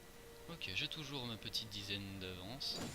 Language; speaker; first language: French; native; French